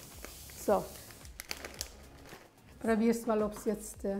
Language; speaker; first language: German; early bilingual, heritage; German